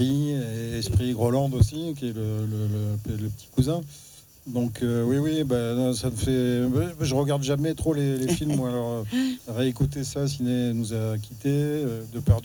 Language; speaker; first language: French; native; French